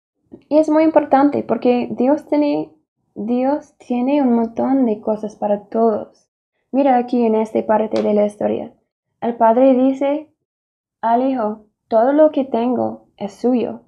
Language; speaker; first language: Spanish; non-native, fluent; English